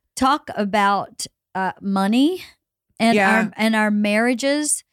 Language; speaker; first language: English; native; English